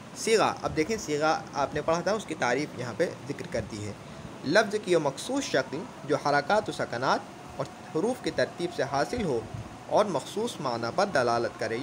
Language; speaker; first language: Urdu; native; Urdu